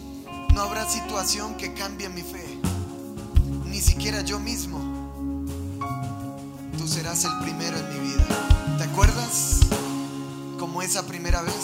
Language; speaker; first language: Spanish; native; Spanish